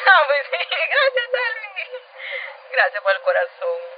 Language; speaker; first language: Spanish; native; Spanish